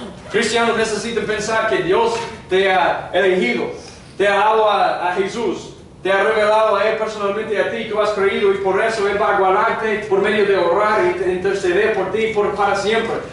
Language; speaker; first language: Spanish; non-native, fluent; English